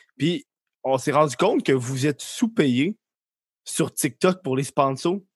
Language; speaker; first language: French; native; French